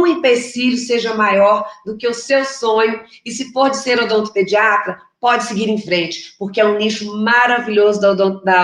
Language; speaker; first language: Portuguese; native; Portuguese